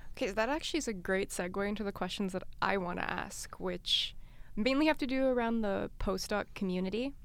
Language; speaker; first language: English; native; English